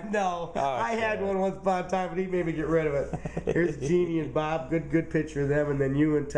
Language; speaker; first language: English; native; English